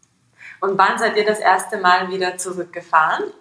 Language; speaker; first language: German; early bilingual, other home language; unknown